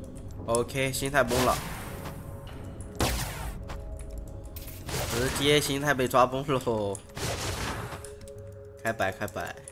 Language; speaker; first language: Chinese; native; Chinese